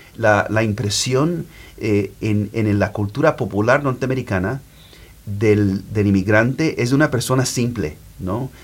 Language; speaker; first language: Spanish; early bilingual, heritage; Spanish